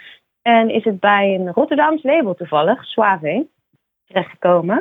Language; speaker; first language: Dutch; native; Dutch